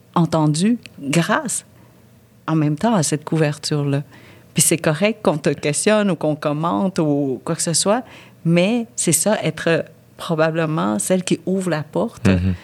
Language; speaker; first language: French; early bilingual, other home language; Vietnamese